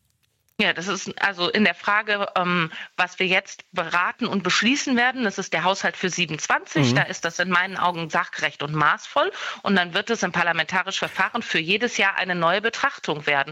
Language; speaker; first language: German; native; German